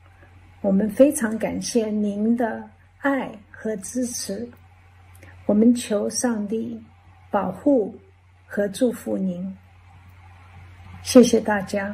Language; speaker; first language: Chinese; early bilingual, heritage; English